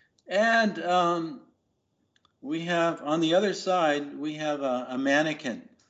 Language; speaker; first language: English; native; English